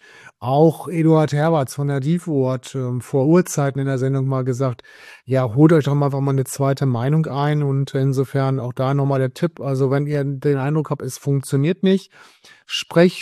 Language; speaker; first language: German; native; German